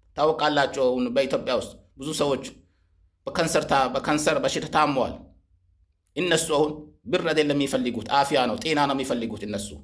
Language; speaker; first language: Amharic; non-native, local second language; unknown